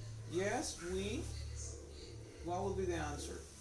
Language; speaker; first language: English; non-native, fluent; Spanish